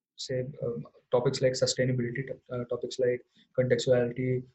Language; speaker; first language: English; non-native, local second language; Hindi